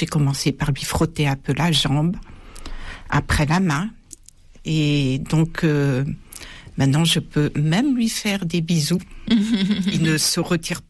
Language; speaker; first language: French; native; French